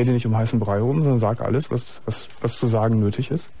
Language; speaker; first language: German; native; German